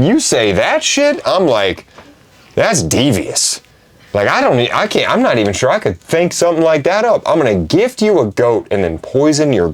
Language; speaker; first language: English; native; English